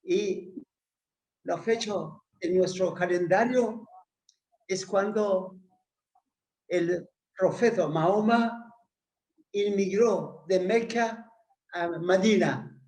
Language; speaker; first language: Spanish; non-native, fluent; Persian